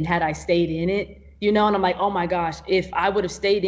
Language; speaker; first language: English; native; English